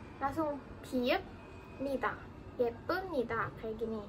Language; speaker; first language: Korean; non-native, fluent; Indonesian